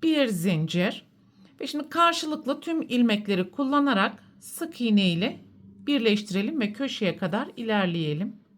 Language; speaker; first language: Turkish; native; Turkish